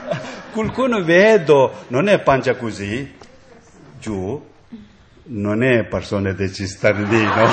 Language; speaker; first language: Italian; non-native, learner; Tibetan